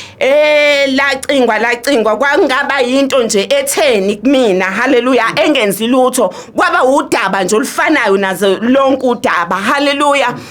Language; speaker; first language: Zulu; native; Zulu